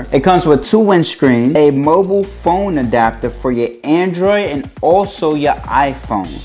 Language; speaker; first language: English; native; English